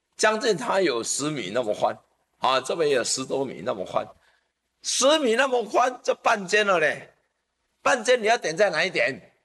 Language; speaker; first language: Chinese; native; Chinese